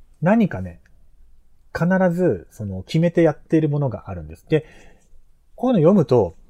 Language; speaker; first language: Japanese; native; Japanese